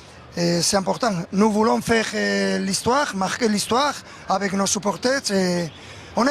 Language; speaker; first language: French; non-native, learner; Spanish